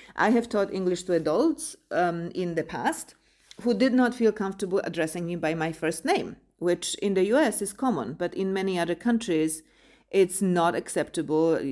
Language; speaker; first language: English; non-native, fluent; Polish